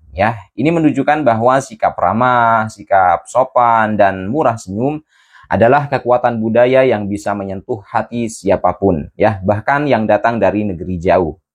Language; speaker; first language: Indonesian; native; Indonesian